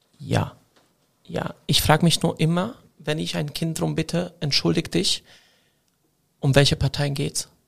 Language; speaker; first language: German; non-native, fluent; Hungarian